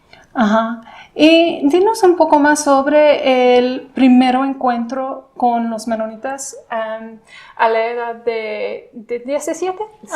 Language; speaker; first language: Spanish; non-native, fluent; English